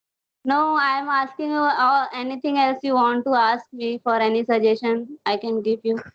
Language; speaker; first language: English; non-native, learner; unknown